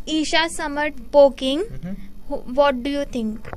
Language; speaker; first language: English; non-native, local second language; Hindi